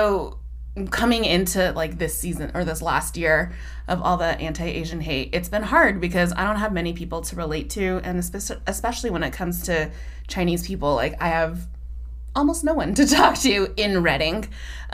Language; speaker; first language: English; native; English